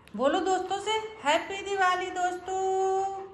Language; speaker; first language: Hindi; native; Hindi